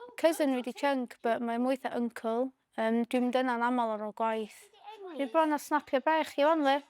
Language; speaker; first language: Welsh; native; Welsh